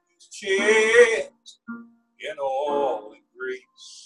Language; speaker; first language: English; native; English